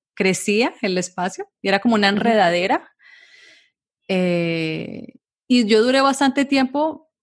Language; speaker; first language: Spanish; native; Spanish